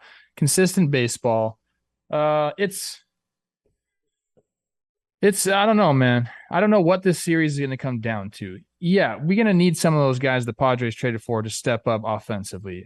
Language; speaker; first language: English; native; English